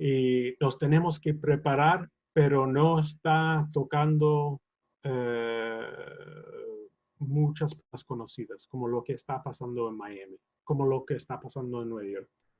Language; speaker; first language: Spanish; non-native, fluent; English